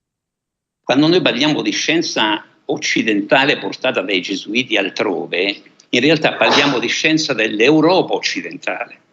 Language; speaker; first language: Italian; native; Italian